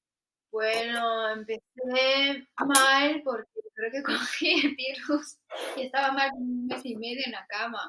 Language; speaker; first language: Spanish; non-native, fluent; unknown